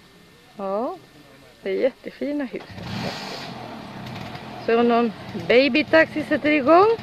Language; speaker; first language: Swedish; non-native, fluent; Spanish